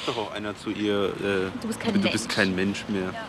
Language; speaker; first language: German; native; German